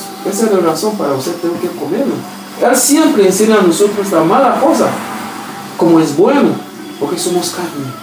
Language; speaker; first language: Spanish; non-native, learner; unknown